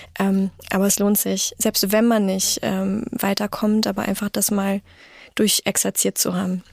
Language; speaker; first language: German; native; German